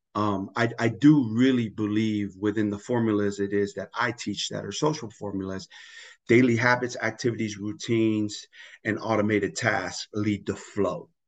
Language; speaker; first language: English; non-native, fluent; Tongan